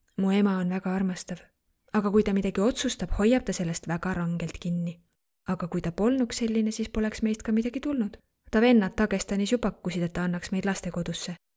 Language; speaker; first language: Estonian; non-native, fluent; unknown